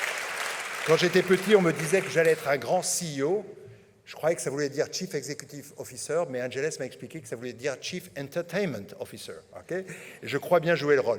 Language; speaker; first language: French; native; French